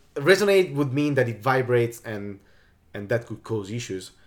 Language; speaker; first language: English; non-native, fluent; Italian